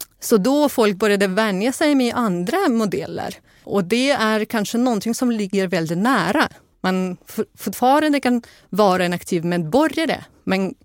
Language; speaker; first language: Swedish; non-native, fluent; Russian